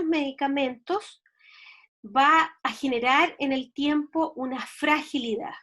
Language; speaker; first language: Spanish; native; Spanish